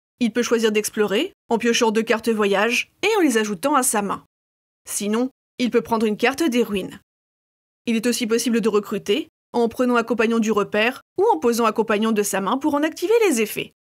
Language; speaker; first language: French; native; French